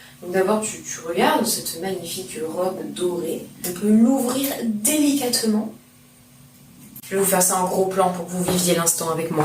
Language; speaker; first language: French; native; French